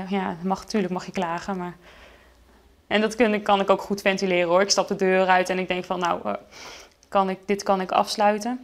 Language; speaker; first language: Dutch; native; Dutch